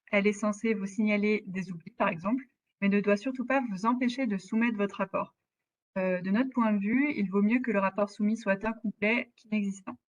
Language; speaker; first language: French; native; French